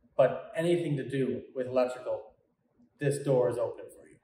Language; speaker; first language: English; native; English